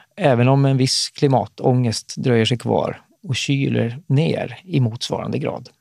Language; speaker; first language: Swedish; native; Swedish